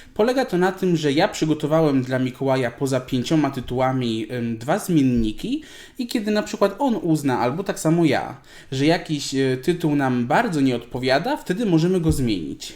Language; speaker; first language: Polish; native; Polish